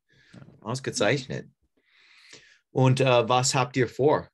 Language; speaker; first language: German; non-native, learner; English